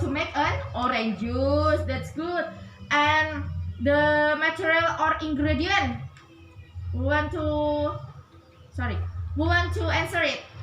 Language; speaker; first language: English; non-native, learner; Indonesian